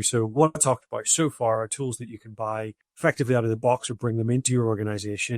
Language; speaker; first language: English; native; English